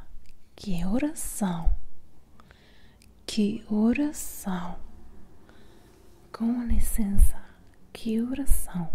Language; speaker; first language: Portuguese; non-native, learner; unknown